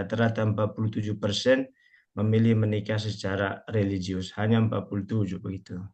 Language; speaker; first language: Indonesian; non-native, local second language; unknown